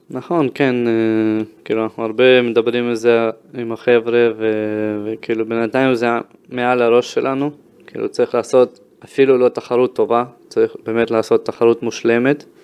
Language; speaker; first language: Hebrew; early bilingual, other home language; Russian